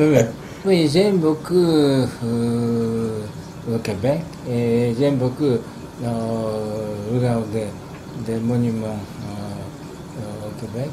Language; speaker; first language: French; non-native, fluent; Japanese